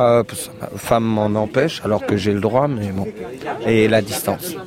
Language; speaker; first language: French; native; French